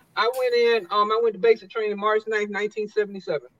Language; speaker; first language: English; native; English